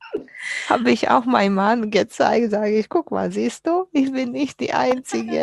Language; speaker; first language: German; non-native, fluent; Romanian